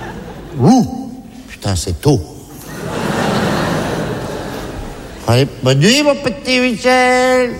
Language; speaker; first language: French; native; French